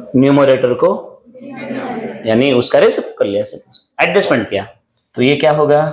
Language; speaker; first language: Hindi; non-native, local second language; Marathi